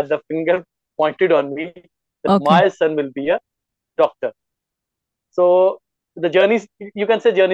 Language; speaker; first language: English; non-native, local second language; Punjabi